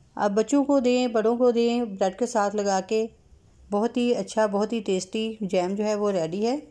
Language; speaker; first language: Urdu; native; Urdu